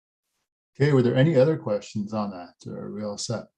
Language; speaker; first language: English; native; English